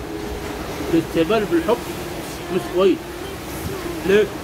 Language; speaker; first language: Arabic; native; Arabic